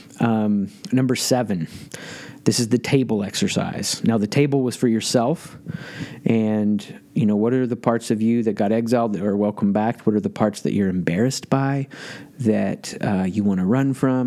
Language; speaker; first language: English; native; English